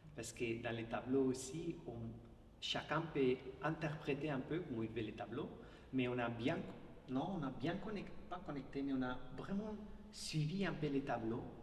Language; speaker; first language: French; non-native, fluent; Spanish